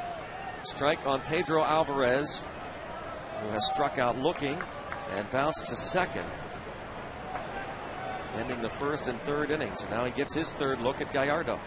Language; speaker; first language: English; native; English